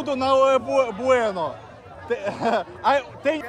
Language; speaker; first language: Portuguese; non-native, learner; Russian